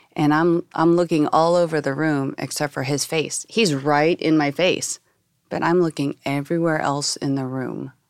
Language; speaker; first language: English; native; English